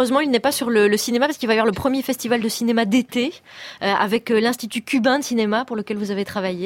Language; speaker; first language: French; native; French